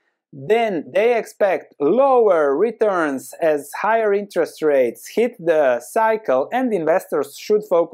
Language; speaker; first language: English; non-native, fluent; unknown